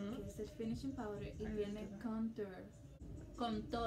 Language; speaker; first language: Spanish; early bilingual, heritage; Spanish